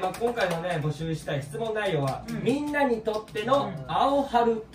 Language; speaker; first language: Japanese; native; Japanese